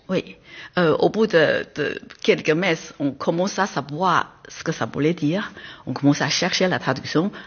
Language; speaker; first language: French; non-native, fluent; Chinese